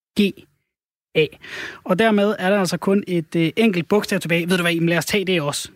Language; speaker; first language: Danish; native; Danish